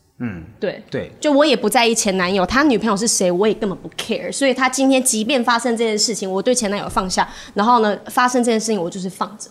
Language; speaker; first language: Chinese; native; Chinese